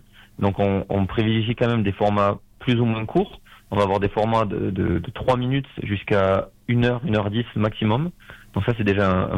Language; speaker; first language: French; native; French